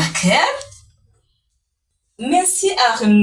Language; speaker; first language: French; non-native, local second language; Kinyarwanda